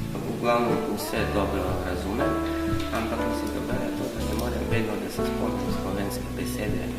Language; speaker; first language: Slovenian; non-native, learner; Serbian